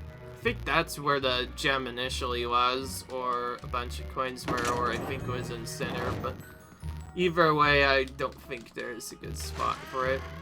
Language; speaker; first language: English; native; English